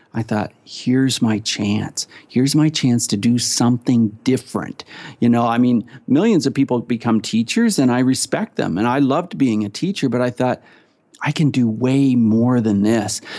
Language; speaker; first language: English; native; English